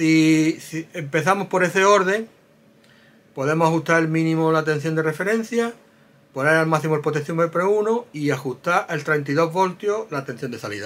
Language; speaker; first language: Spanish; native; Spanish